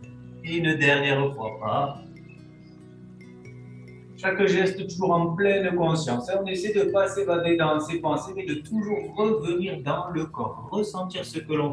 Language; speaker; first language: French; native; French